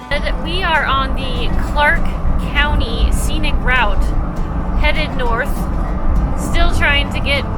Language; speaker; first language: English; native; English